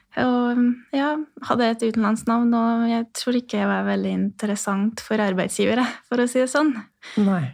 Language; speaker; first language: Norwegian; non-native, fluent; Hungarian